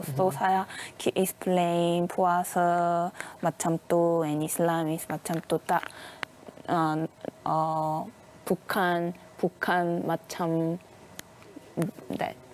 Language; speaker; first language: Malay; non-native, learner; Korean